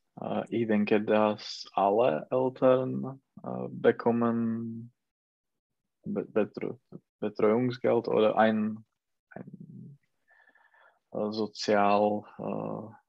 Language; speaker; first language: German; non-native, learner; Czech